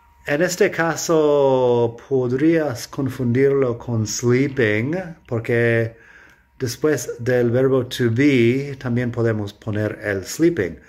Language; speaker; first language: Spanish; non-native, fluent; English